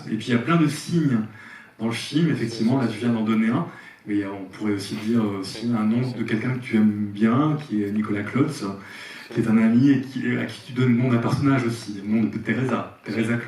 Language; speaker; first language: French; native; French